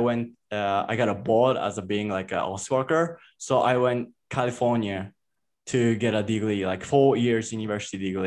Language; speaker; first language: English; non-native, fluent; Japanese